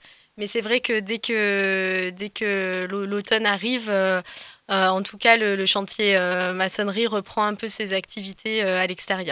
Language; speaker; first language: French; native; French